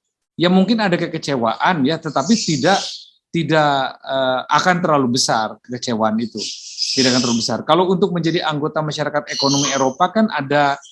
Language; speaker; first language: Indonesian; native; Indonesian